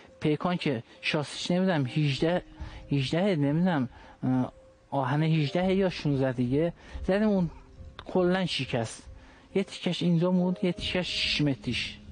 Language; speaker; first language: Persian; non-native, local second language; Azerbaijani